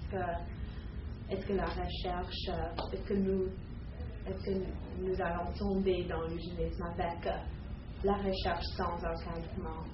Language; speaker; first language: French; non-native, learner; English